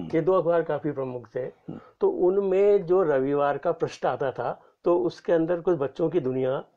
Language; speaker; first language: Hindi; native; Hindi